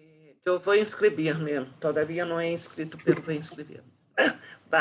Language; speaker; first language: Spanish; non-native, fluent; Portuguese